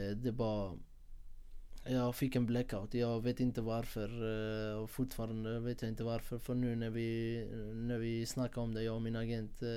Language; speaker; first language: Swedish; non-native, fluent; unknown